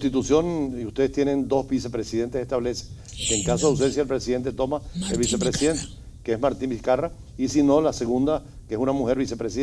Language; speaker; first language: Spanish; native; Spanish